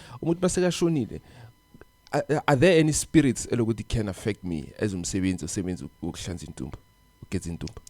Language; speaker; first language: Zulu; non-native, local second language; South Ndebele